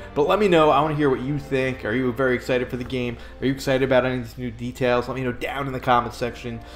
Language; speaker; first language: English; native; English